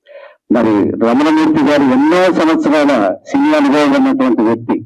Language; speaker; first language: Telugu; native; Telugu